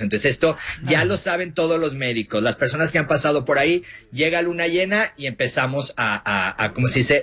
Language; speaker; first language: Spanish; native; Spanish